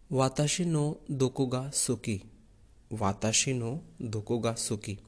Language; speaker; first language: Japanese; non-native, fluent; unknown